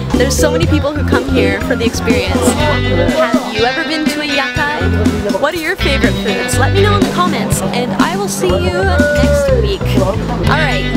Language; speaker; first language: English; native; English